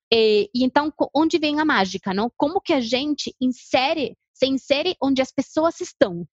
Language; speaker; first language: Portuguese; non-native, fluent; Spanish